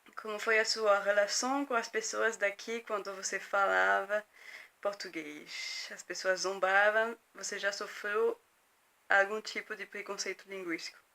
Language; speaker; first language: Portuguese; non-native, fluent; French